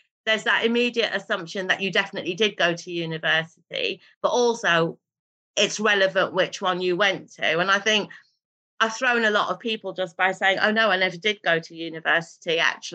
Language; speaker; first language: English; non-native, local second language; Urdu